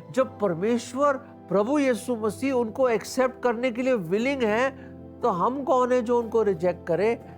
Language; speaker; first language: Hindi; native; Hindi